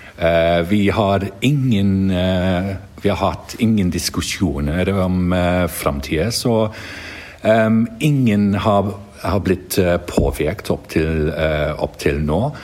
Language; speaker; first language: Norwegian; non-native, learner; English